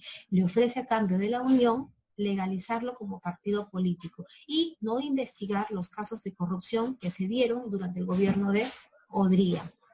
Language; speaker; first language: Spanish; native; Spanish